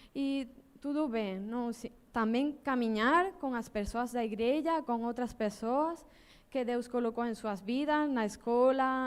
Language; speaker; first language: Portuguese; non-native, learner; Spanish